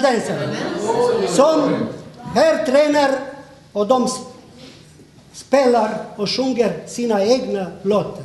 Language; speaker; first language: Swedish; non-native, fluent; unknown